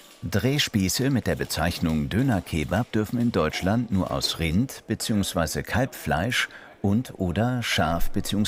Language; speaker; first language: German; native; German